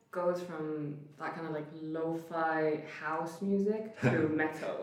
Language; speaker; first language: English; non-native, local second language; Cantonese